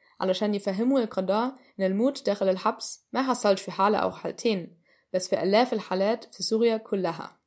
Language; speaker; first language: Arabic; non-native, fluent; German